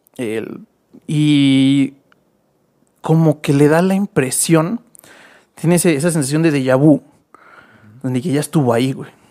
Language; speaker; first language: Spanish; native; Spanish